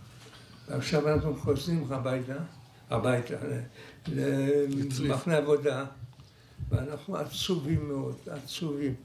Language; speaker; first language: Hebrew; non-native, fluent; Polish